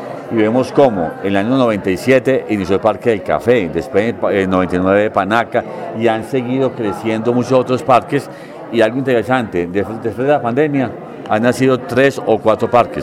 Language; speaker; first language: Spanish; native; Spanish